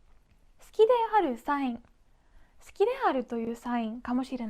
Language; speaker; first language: Japanese; non-native, fluent; Dutch